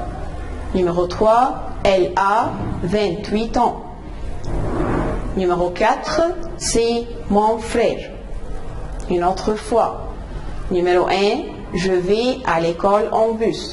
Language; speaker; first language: French; non-native, fluent; Arabic